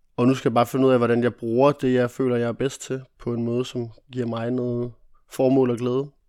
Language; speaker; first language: Danish; early bilingual, other home language; Italian